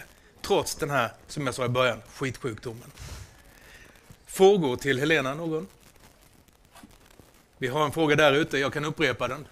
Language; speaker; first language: Swedish; native; Swedish